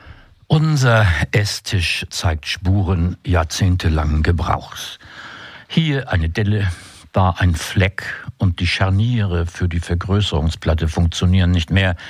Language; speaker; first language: German; native; German